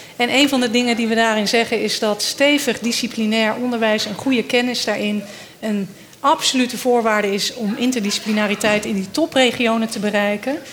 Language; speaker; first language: Dutch; early bilingual, other home language; Danish